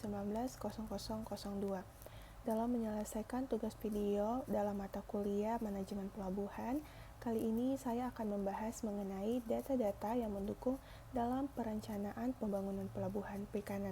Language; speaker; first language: Indonesian; native; Indonesian